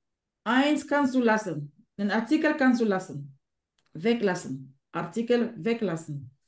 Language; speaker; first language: German; non-native, fluent; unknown